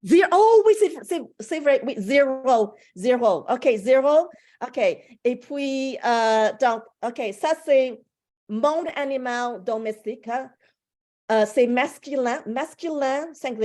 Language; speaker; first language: French; non-native, fluent; English